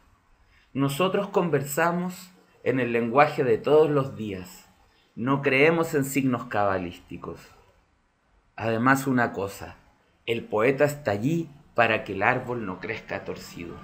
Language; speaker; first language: Spanish; native; Spanish